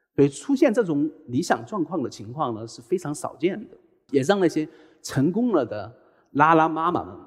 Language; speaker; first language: Chinese; native; Chinese